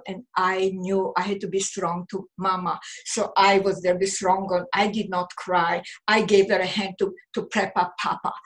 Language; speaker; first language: English; non-native, fluent; German